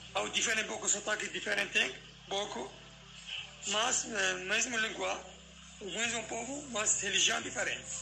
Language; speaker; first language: Portuguese; non-native, fluent; Arabic